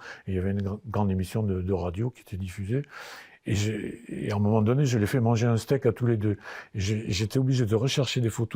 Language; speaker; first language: French; native; French